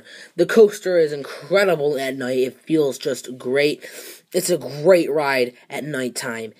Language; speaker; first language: English; native; English